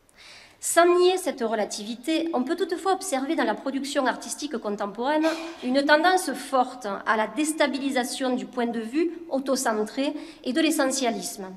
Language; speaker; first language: French; native; French